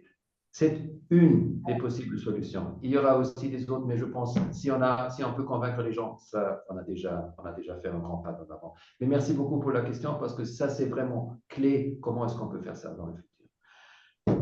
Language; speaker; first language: French; non-native, fluent; German